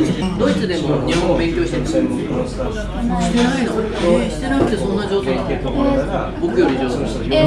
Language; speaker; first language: Japanese; native; Japanese